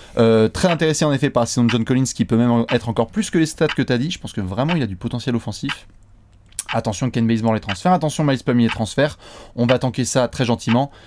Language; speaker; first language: French; native; French